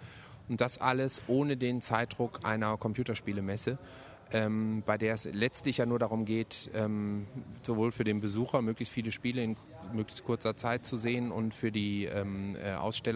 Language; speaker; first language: German; native; German